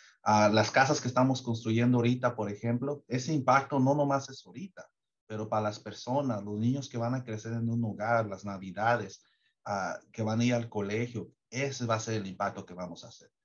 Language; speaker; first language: Spanish; early bilingual, heritage; Spanish